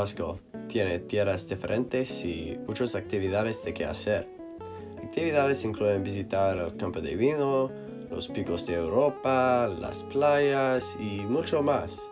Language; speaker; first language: Spanish; non-native, learner; English